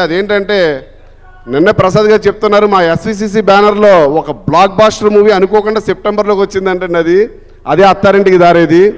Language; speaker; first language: Telugu; native; Telugu